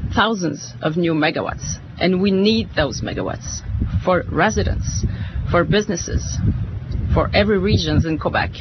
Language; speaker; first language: English; non-native, fluent; French